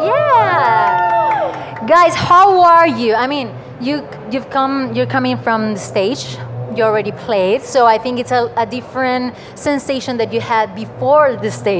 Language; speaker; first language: English; non-native, fluent; Spanish